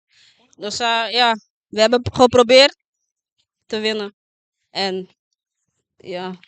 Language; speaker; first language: Dutch; non-native, local second language; Papiamento